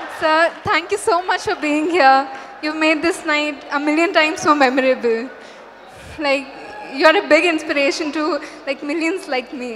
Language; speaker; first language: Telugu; non-native, learner; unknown